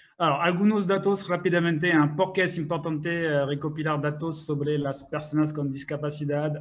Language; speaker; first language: Spanish; non-native, fluent; French